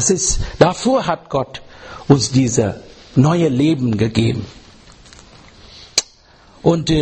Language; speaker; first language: German; non-native, fluent; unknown